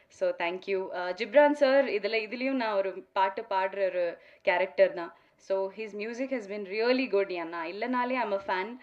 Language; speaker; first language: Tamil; non-native, local second language; Malayalam